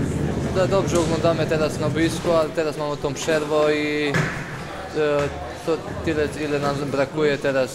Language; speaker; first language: Polish; non-native, fluent; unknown